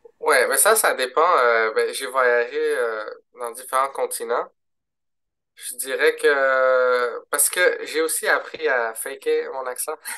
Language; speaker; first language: French; early bilingual, other home language; Arabic